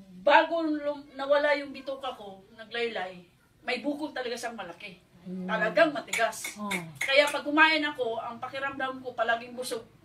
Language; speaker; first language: Filipino; non-native, local second language; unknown